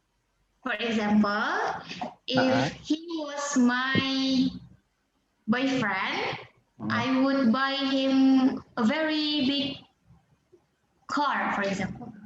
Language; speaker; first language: English; non-native, fluent; Indonesian